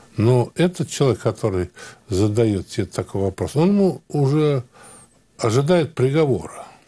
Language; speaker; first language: Russian; native; Russian